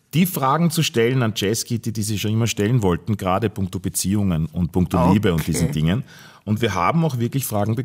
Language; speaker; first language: German; native; German